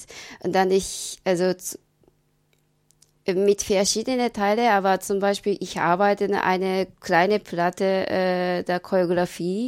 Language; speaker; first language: German; non-native, learner; Japanese